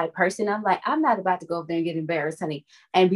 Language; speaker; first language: English; native; English